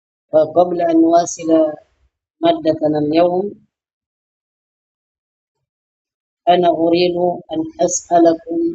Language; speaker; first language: Arabic; non-native, fluent; Indonesian